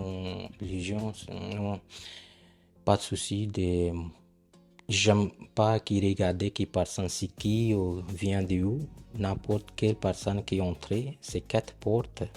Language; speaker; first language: French; non-native, learner; Punjabi